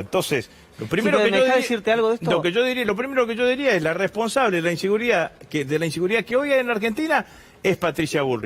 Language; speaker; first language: Spanish; native; Spanish